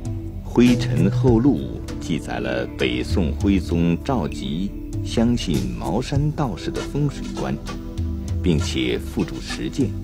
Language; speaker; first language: Chinese; native; Chinese